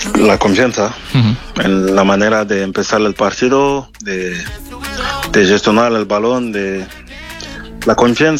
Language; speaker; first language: Spanish; non-native, fluent; French